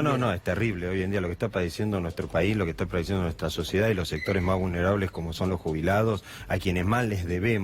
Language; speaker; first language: Spanish; native; Spanish